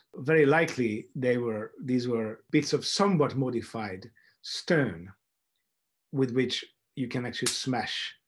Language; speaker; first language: English; non-native, fluent; Hungarian